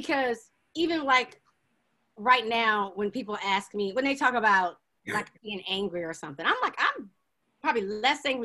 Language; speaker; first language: English; native; English